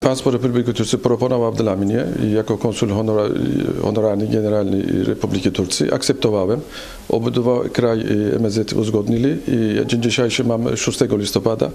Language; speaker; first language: Polish; non-native, learner; Turkish